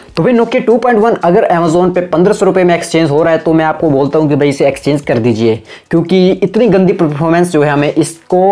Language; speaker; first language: Hindi; native; Hindi